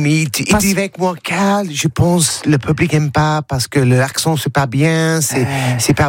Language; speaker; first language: French; non-native, learner; English